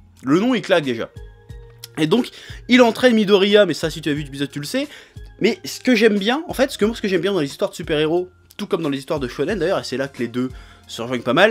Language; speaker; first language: French; native; French